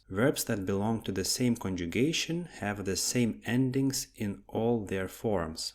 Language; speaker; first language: English; non-native, fluent; Lithuanian